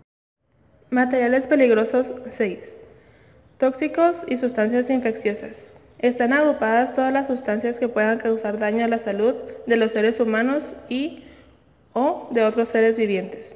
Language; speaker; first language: Spanish; native; Spanish